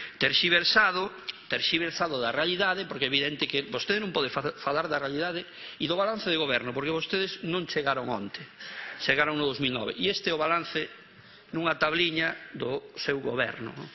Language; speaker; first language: Galician; non-native, local second language; Spanish